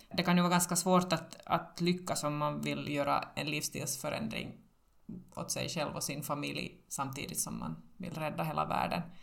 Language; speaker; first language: Swedish; native; Swedish